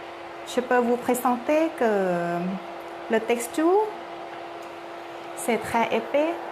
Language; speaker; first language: French; non-native, learner; Thai